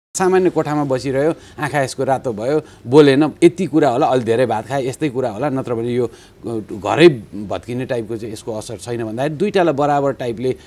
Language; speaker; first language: Nepali; native; Nepali